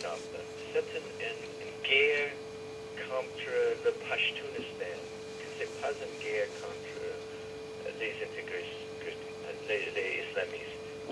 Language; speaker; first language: French; non-native, fluent; English